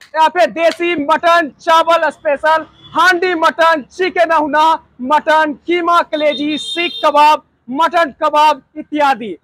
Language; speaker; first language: Hindi; native; Hindi